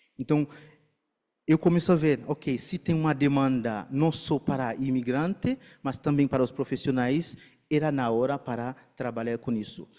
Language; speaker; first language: Portuguese; non-native, fluent; Haitian Creole